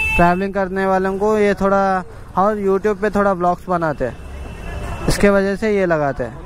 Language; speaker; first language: Hindi; non-native, local second language; Telugu